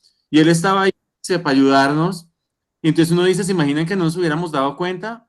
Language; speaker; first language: Spanish; native; Spanish